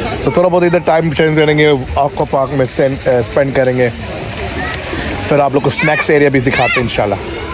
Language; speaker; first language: Hindi; early bilingual, other home language; Urdu